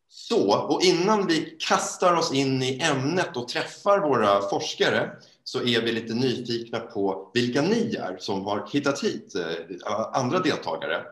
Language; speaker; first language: Swedish; native; Swedish